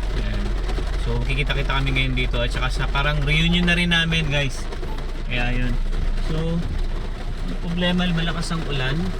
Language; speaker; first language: Filipino; native; Filipino